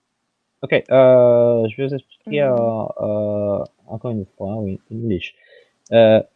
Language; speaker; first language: French; non-native, fluent; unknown